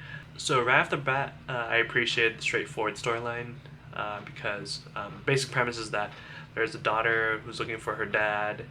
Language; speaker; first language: English; native; English